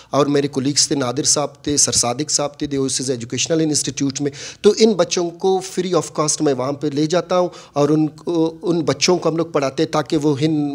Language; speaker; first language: Urdu; non-native, local second language; Baluchi